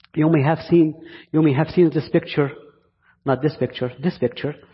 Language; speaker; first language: English; non-native, fluent; Arabic